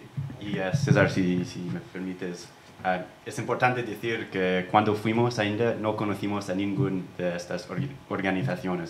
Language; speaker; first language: Spanish; non-native, fluent; English